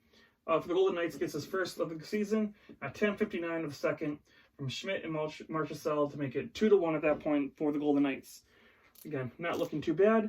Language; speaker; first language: English; native; English